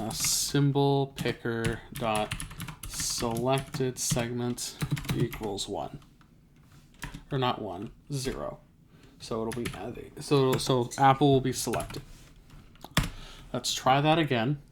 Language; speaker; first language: English; native; English